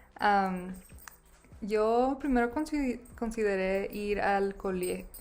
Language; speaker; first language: Spanish; early bilingual, other home language; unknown